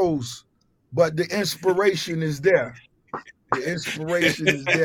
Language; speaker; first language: English; native; English